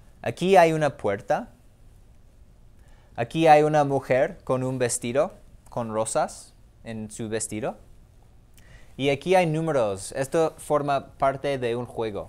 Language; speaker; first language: Spanish; non-native, fluent; English